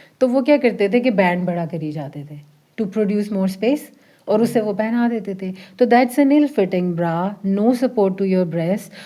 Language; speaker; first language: Urdu; early bilingual, heritage; Urdu